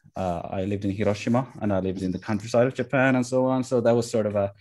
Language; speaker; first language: English; non-native, fluent; Finnish